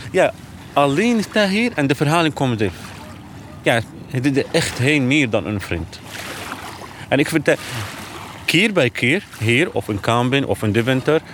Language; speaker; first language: Dutch; non-native, learner; Arabic